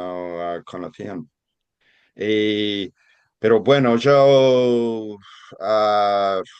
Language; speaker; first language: Spanish; non-native, fluent; English